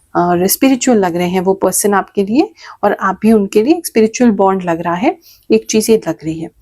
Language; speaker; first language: Hindi; native; Hindi